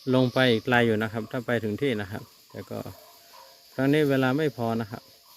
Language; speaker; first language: Thai; non-native, local second language; Karen languages